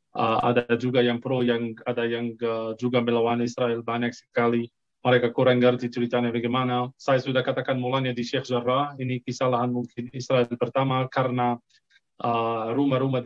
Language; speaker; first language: Indonesian; non-native, fluent; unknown